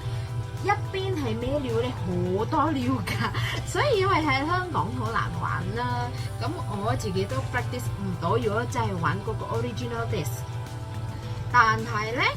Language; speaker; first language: Cantonese; non-native, fluent; Indonesian